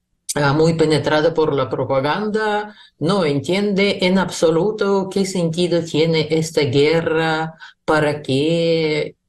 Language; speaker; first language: Spanish; non-native, fluent; Russian